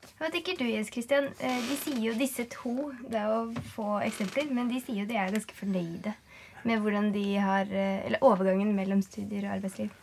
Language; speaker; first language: Norwegian; native; Norwegian